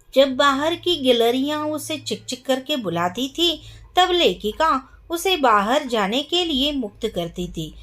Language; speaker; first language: Hindi; non-native, local second language; Kannada